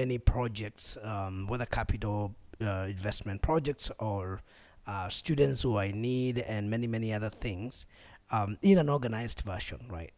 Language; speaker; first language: English; non-native, local second language; Kamba